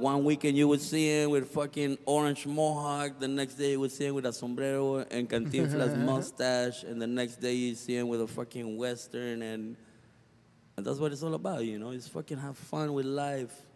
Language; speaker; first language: English; early bilingual, other home language; Spanish